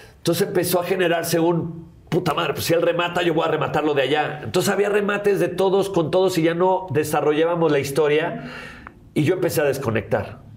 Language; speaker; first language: Spanish; native; Spanish